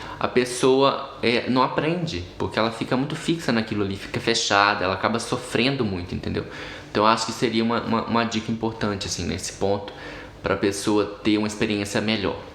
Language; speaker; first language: Portuguese; native; Portuguese